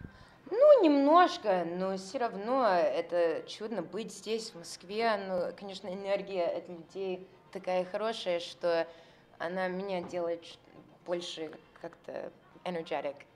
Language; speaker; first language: Russian; non-native, learner; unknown